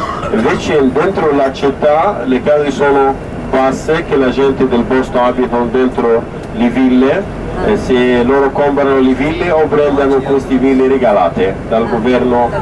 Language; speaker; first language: Italian; non-native, fluent; Arabic